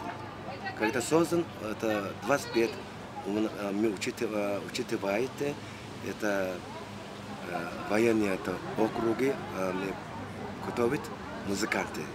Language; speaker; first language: Russian; non-native, learner; Mongolian